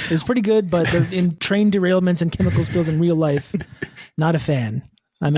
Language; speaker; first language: English; native; English